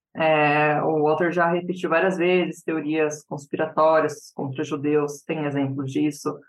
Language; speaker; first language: Portuguese; native; Portuguese